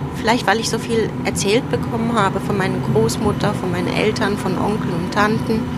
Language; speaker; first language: German; early bilingual, other home language; Turoyo